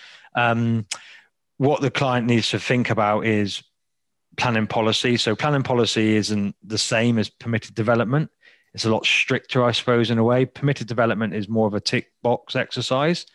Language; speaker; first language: English; native; English